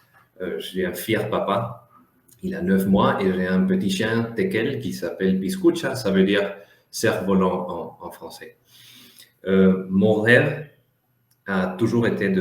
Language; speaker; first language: French; non-native, fluent; Spanish